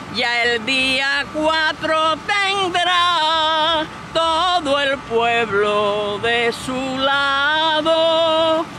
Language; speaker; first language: Spanish; native; Spanish